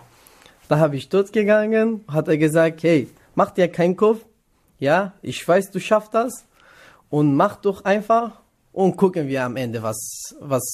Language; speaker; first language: German; non-native, learner; Kurdish